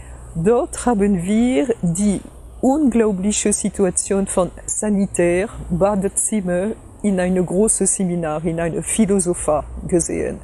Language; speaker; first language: German; non-native, fluent; French